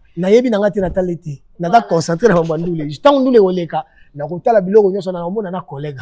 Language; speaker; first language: Lingala; native; Lingala